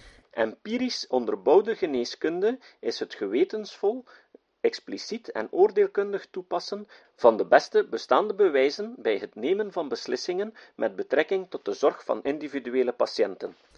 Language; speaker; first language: Dutch; native; Dutch